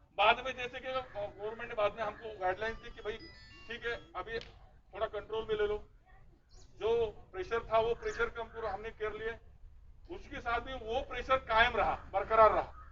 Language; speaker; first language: Hindi; non-native, local second language; Marathi